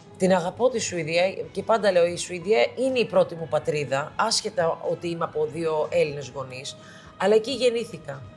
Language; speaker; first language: Greek; early bilingual, heritage; Greek